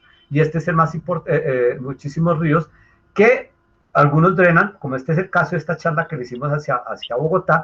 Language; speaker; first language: Spanish; native; Spanish